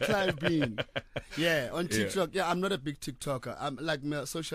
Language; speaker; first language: English; non-native, local second language; Southern Sotho